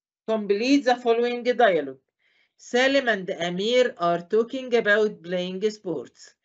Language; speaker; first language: English; non-native, fluent; Arabic